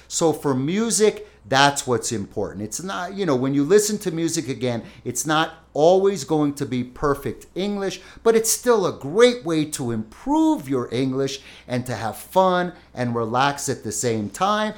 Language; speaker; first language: English; native; English